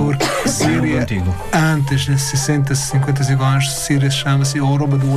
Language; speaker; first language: Portuguese; non-native, learner; Arabic